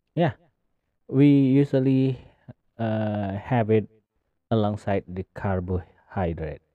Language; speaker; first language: English; non-native, learner; Indonesian